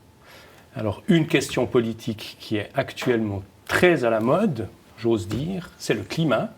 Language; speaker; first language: French; native; French